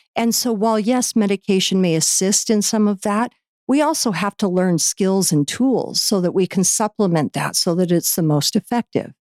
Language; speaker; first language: English; native; English